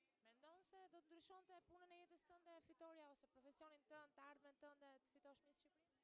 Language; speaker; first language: Albanian; native; Albanian